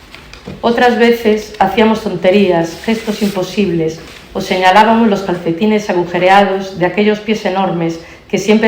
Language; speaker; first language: Spanish; native; Spanish